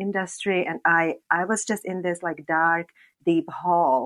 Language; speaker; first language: English; non-native, fluent; Slovak